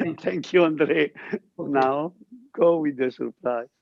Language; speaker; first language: English; non-native, learner; Italian